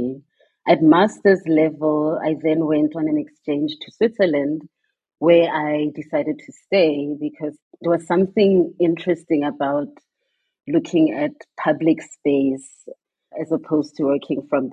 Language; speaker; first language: English; non-native, local second language; Tswana